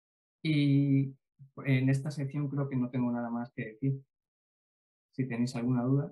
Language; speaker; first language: Spanish; native; Spanish